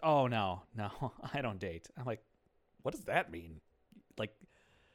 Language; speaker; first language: English; native; English